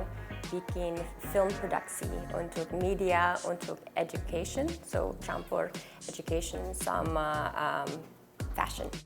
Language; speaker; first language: Indonesian; early bilingual, heritage; English